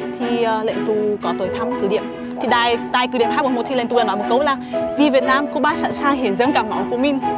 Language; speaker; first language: Vietnamese; native; Vietnamese